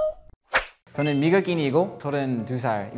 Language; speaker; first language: Korean; non-native, learner; English